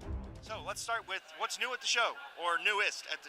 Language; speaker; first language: English; native; English